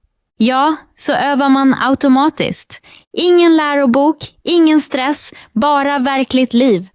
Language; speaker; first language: Swedish; non-native, fluent; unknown